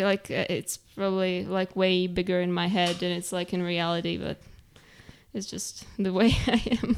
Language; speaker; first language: English; non-native, fluent; Czech